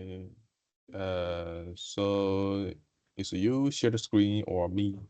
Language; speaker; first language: English; non-native, learner; Chinese